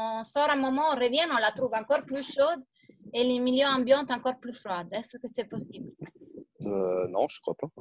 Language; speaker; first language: French; non-native, fluent; Italian